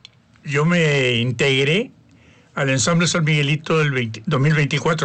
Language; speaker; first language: Spanish; native; Spanish